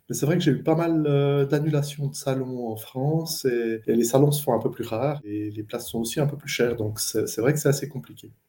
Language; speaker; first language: French; native; French